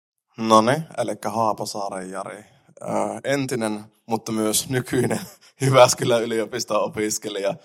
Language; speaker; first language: Finnish; native; Finnish